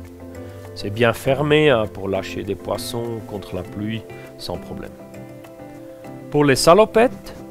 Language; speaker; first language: French; non-native, fluent; German